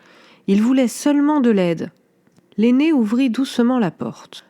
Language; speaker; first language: French; native; French